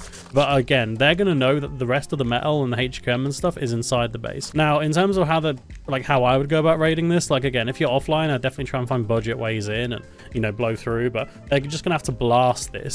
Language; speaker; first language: English; native; English